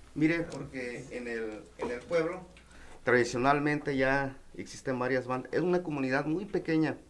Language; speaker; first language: Spanish; non-native, local second language; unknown